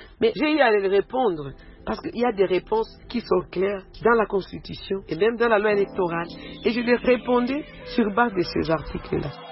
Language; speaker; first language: French; non-native, local second language; Swahili